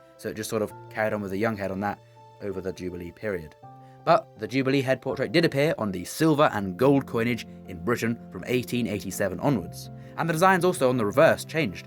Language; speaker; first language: English; native; English